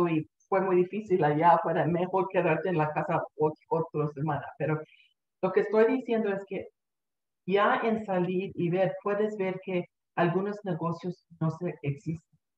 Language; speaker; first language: Spanish; early bilingual, heritage; Spanish